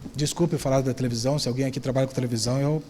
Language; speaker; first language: Portuguese; native; Portuguese